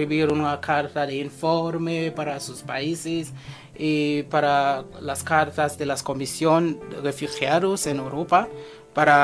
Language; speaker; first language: Spanish; non-native, fluent; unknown